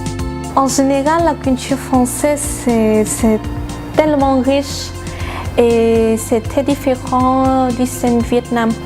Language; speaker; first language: French; non-native, fluent; Vietnamese